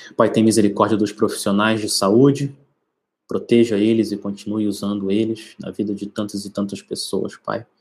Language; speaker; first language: Portuguese; native; Portuguese